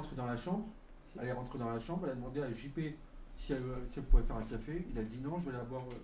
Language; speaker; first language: French; native; French